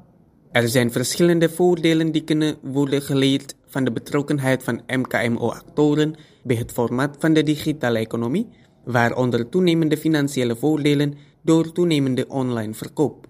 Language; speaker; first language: Dutch; non-native, fluent; Indonesian